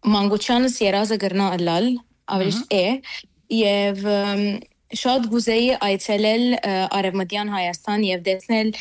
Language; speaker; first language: Armenian; early bilingual, heritage; Armenian